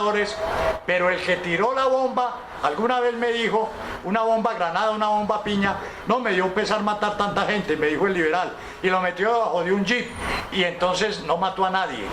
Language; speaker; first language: Spanish; native; Spanish